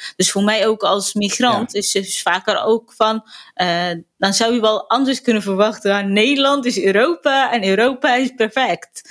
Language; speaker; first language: Dutch; non-native, fluent; Arabic